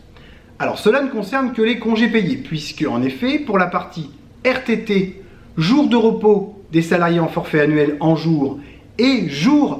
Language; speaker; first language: French; native; French